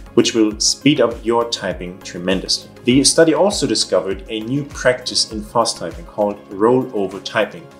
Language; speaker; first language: English; non-native, fluent; German